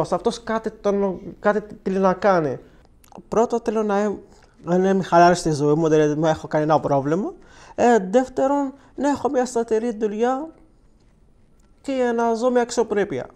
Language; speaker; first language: Greek; non-native, learner; Arabic